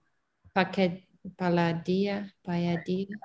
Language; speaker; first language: Spanish; non-native, learner; Russian